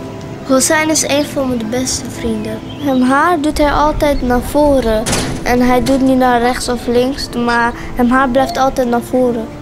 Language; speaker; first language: Dutch; early bilingual, other home language; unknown